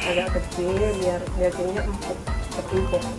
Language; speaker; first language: Indonesian; native; Indonesian